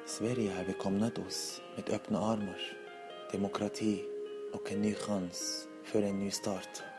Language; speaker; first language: Swedish; non-native, learner; Arabic